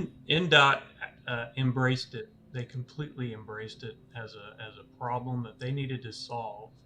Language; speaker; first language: English; native; English